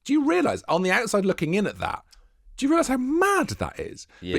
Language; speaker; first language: English; native; English